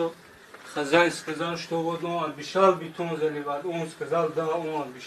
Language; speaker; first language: Russian; non-native, learner; Tajik